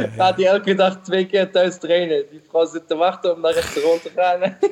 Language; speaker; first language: Dutch; non-native, fluent; German